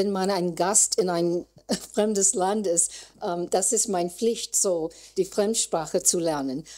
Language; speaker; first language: German; non-native, learner; English